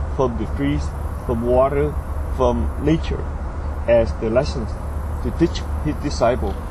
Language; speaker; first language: English; non-native, fluent; Vietnamese